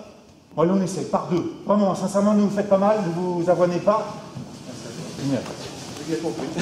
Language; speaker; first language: French; native; French